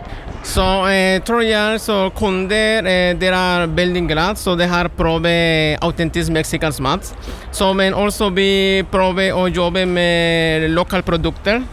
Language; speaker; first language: Norwegian; non-native, learner; Spanish